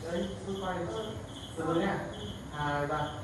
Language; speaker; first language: Vietnamese; native; Vietnamese